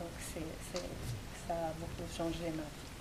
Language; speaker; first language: French; non-native, fluent; Japanese